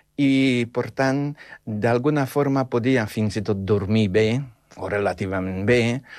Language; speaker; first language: Catalan; non-native, fluent; Polish